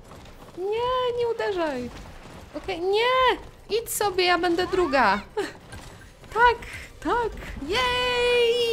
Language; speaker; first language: Polish; native; Polish